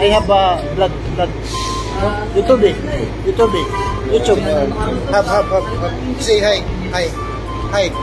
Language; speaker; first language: English; non-native, learner; Filipino